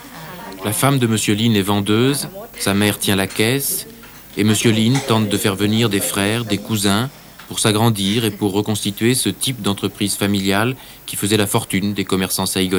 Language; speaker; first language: French; native; French